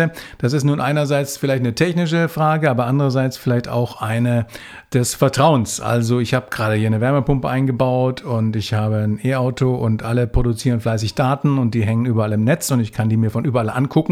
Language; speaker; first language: German; native; German